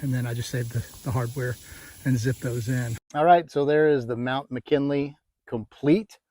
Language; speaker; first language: English; native; English